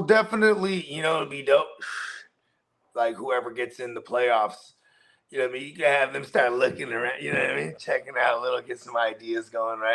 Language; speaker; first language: English; native; English